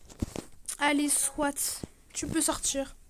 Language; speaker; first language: French; native; French